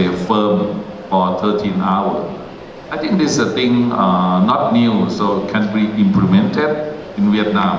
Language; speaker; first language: English; non-native, learner; Thai